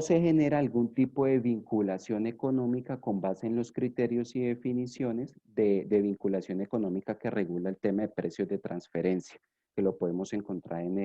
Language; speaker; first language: Spanish; native; Spanish